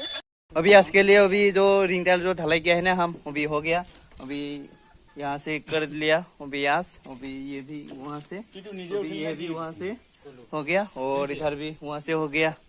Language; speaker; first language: Hindi; non-native, local second language; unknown